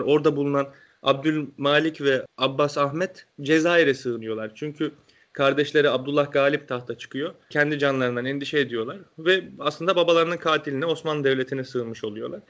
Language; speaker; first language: Turkish; native; Turkish